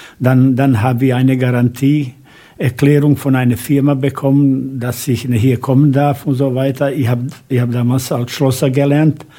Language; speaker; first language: German; non-native, fluent; Bosnian